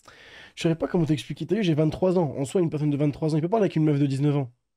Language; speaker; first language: French; native; French